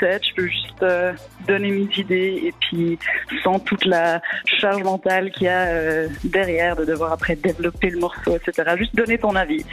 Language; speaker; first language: French; native; French